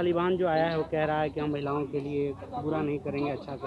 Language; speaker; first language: Hindi; native; Hindi